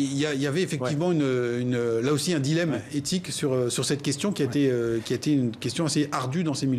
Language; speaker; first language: French; native; French